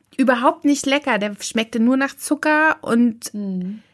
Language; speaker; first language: German; native; German